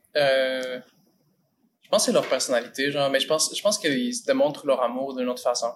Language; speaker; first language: French; early bilingual, other home language; Spanish